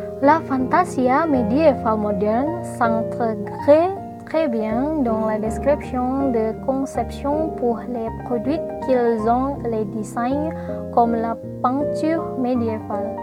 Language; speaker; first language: French; non-native, learner; Indonesian